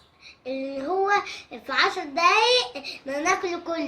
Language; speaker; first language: Arabic; native; Arabic